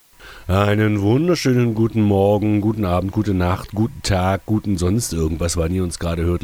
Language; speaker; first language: German; native; German